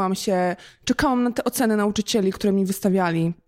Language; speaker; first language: Polish; native; Polish